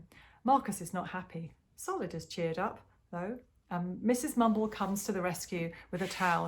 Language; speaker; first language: English; native; English